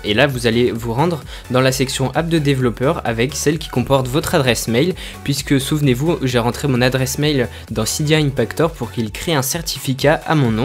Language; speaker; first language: French; native; French